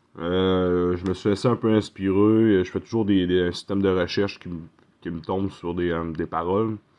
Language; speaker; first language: French; native; French